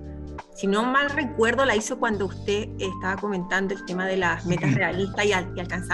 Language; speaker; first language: Spanish; native; Spanish